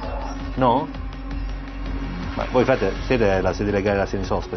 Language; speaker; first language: Italian; native; Italian